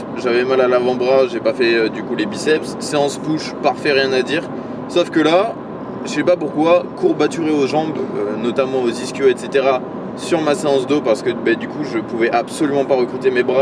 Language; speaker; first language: French; native; French